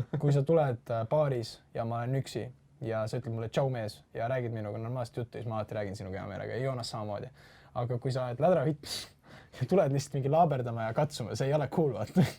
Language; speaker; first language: Estonian; non-native, local second language; Russian